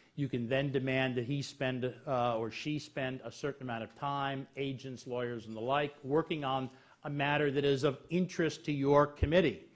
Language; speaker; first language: English; native; English